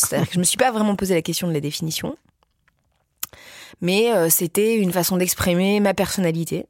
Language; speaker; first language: French; native; French